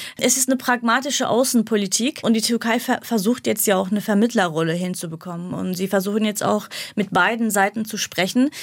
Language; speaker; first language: German; non-native, fluent; Kurdish